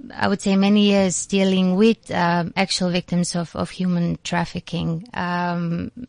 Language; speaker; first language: English; non-native, fluent; Macedonian